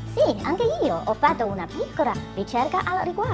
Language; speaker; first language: Italian; non-native, fluent; Chinese